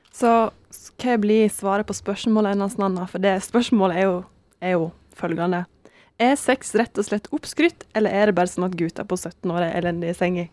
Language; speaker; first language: Norwegian; native; Norwegian